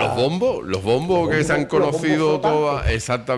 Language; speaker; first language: Spanish; native; Spanish